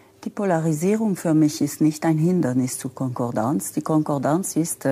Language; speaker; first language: German; non-native, local second language; French